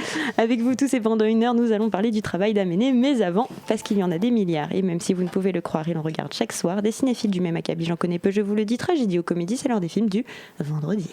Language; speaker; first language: French; native; French